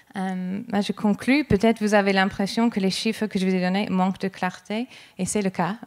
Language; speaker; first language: French; non-native, fluent; English